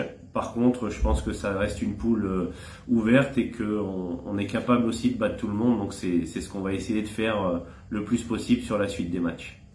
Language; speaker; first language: French; native; French